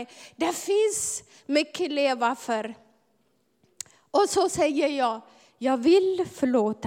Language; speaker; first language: Swedish; non-native, fluent; Amharic